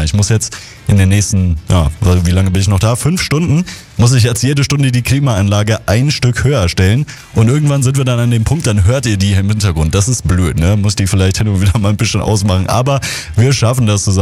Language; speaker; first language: German; native; German